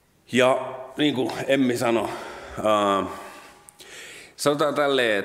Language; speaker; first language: Finnish; native; Finnish